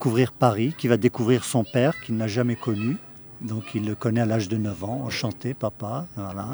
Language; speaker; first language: French; early bilingual, other home language; Kabyle